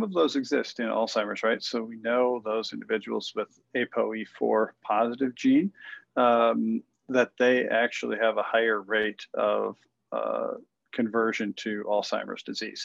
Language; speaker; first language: English; native; English